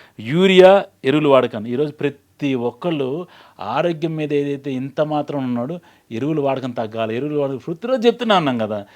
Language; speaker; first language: Telugu; native; Telugu